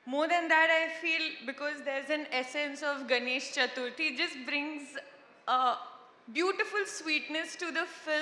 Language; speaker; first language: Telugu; non-native, learner; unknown